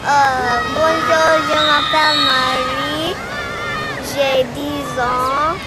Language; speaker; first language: French; non-native, learner; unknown